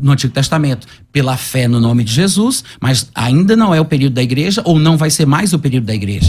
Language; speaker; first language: Portuguese; native; Portuguese